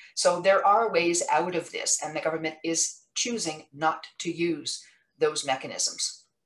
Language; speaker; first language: English; non-native, local second language; French